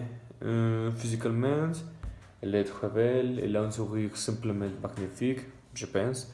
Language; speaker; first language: French; non-native, learner; Spanish